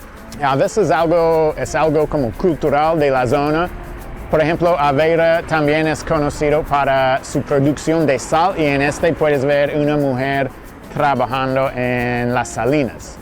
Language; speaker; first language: Spanish; non-native, fluent; English